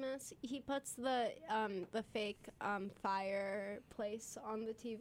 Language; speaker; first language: English; native; English